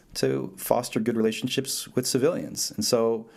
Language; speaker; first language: English; early bilingual, other home language; Italian